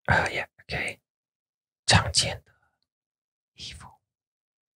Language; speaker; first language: Chinese; non-native, learner; English